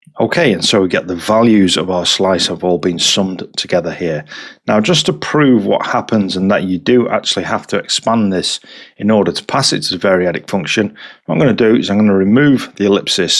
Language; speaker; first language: English; native; English